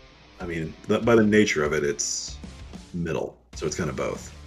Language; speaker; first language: English; native; English